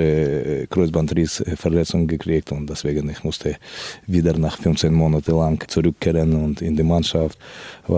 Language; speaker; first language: German; non-native, fluent; Russian